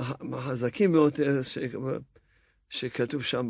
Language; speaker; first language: Hebrew; non-native, fluent; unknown